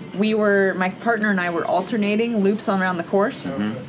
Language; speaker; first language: English; native; English